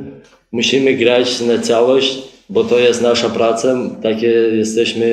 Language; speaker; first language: Polish; non-native, fluent; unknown